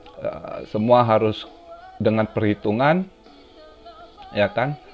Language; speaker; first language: Indonesian; native; Indonesian